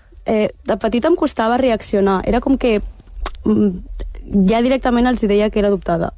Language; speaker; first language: Catalan; early bilingual, heritage; Catalan